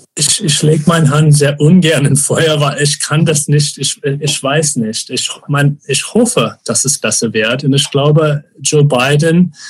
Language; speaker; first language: German; non-native, fluent; English